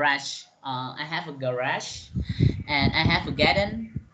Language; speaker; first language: English; non-native, learner; Vietnamese